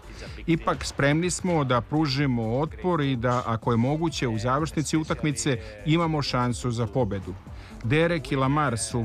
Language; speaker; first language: Serbian; native; Serbian